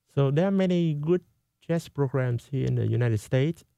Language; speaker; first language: English; non-native, fluent; Vietnamese